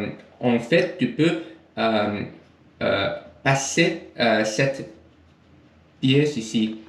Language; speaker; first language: French; non-native, learner; English